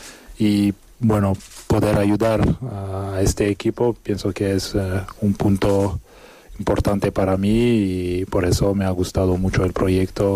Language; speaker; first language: Spanish; non-native, fluent; French